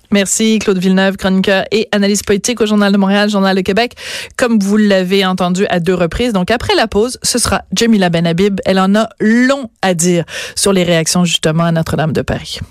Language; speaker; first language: French; native; French